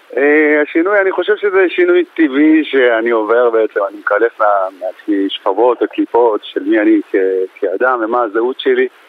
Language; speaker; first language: Hebrew; early bilingual, other home language; Amharic